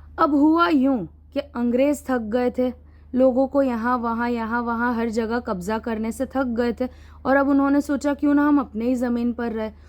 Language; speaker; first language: Hindi; native; Hindi